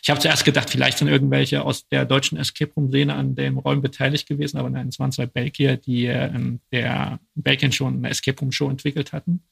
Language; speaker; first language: German; native; German